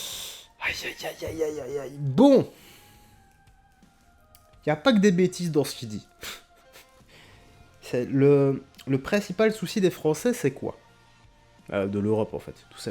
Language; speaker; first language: French; native; French